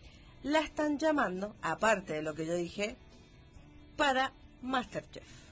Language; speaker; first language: Spanish; native; Spanish